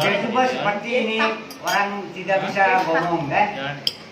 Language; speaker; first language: Indonesian; non-native, learner; Hindi